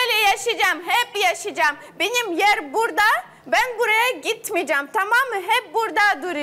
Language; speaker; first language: Turkish; non-native, learner; Russian